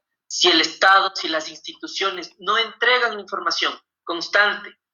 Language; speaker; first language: Spanish; native; Spanish